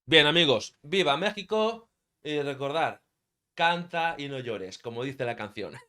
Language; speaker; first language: Spanish; native; Spanish